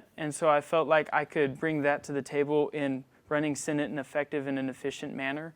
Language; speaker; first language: English; native; English